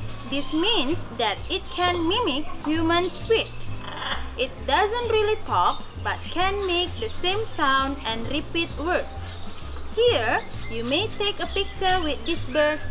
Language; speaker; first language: English; non-native, fluent; Indonesian